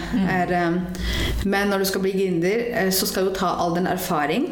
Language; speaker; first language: Norwegian; non-native, fluent; Hindi